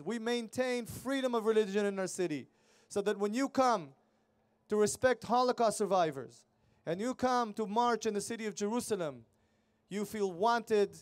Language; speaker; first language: English; non-native, fluent; Hebrew